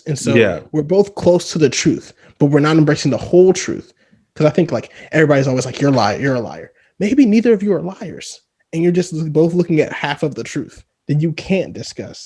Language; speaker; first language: English; native; English